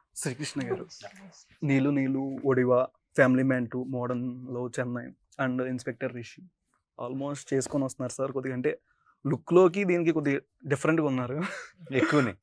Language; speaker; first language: Telugu; native; Telugu